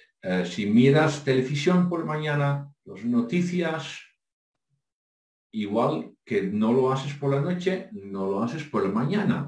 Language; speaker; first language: Spanish; non-native, fluent; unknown